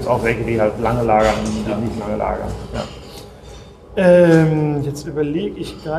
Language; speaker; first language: German; native; German